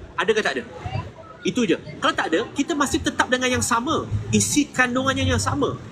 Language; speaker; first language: Malay; non-native, local second language; Chinese